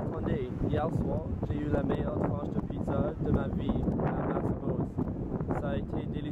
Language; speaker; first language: French; non-native, learner; English